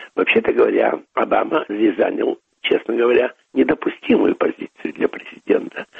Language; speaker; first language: Russian; native; Russian